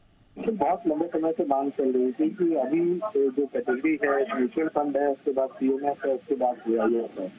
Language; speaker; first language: Hindi; native; Hindi